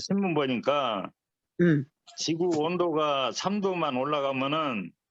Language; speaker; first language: Korean; native; Korean